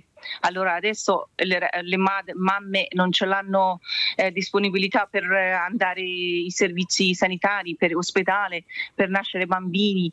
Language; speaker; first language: Italian; non-native, learner; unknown